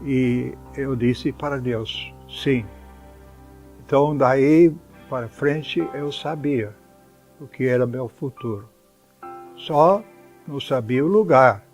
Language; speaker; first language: Portuguese; non-native, fluent; English